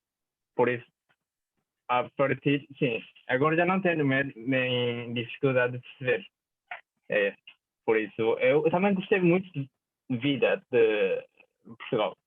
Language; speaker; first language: Portuguese; non-native, fluent; Japanese